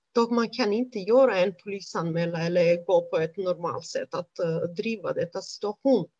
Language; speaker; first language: Swedish; non-native, fluent; Romanian